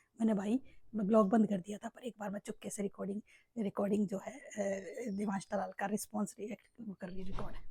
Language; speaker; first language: Hindi; native; Hindi